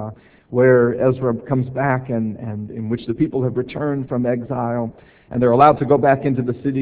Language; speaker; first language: English; native; English